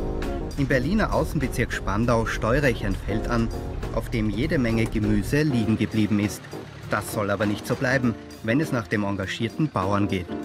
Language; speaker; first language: German; native; German